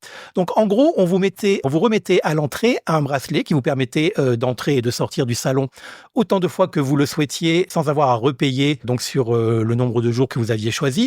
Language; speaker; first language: French; native; French